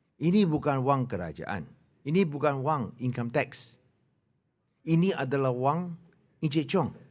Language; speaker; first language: Malay; non-native, local second language; Chinese